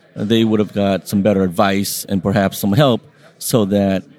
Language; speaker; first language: English; early bilingual, other home language; Vietnamese